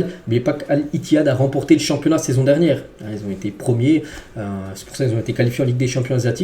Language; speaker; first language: French; native; French